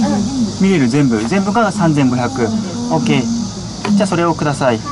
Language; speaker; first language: Japanese; native; Japanese